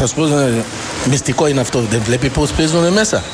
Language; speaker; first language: Greek; non-native, learner; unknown